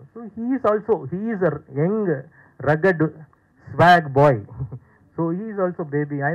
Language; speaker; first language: Telugu; non-native, fluent; Tamil